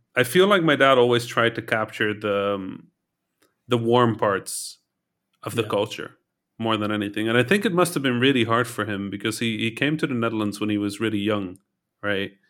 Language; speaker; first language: English; early bilingual, heritage; Dutch